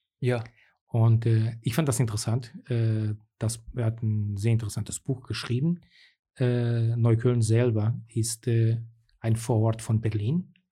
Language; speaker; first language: German; non-native, fluent; Portuguese